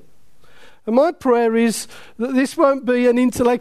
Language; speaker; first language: English; native; English